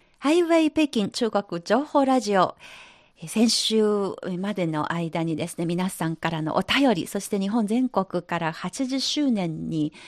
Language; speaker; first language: Japanese; non-native, fluent; Chinese